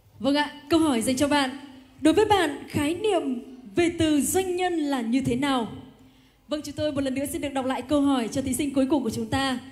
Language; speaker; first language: Vietnamese; native; Vietnamese